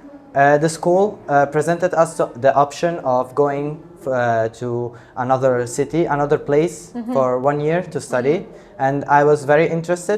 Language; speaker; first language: English; non-native, fluent; Italian